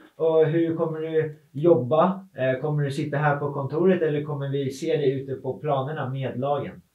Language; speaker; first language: Swedish; native; Swedish